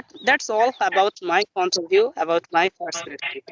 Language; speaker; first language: English; non-native, local second language; Bangla